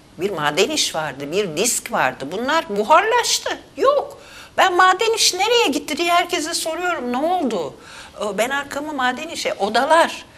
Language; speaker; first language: Turkish; native; Turkish